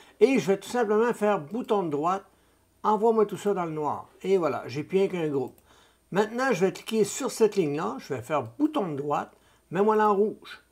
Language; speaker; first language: French; native; French